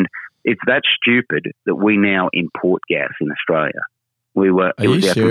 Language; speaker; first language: English; native; English